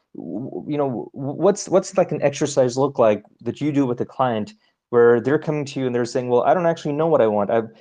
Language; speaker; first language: English; early bilingual, other home language; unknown